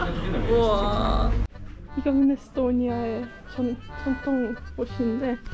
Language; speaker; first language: Korean; non-native, learner; Estonian